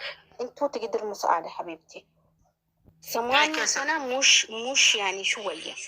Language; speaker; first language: Arabic; non-native, learner; Oromo